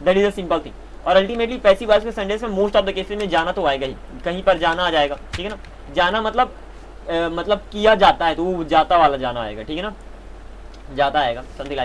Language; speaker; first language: Hindi; native; Hindi